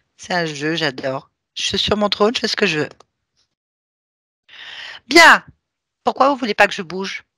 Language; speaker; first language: French; native; French